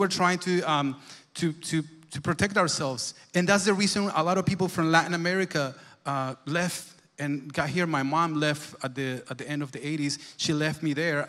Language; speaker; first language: English; non-native, fluent; Spanish